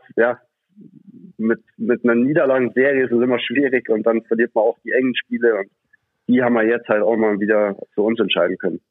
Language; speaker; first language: German; native; German